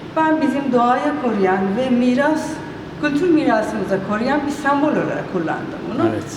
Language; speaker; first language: Turkish; non-native, fluent; Persian